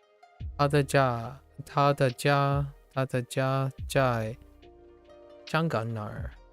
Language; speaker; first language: Chinese; non-native, learner; English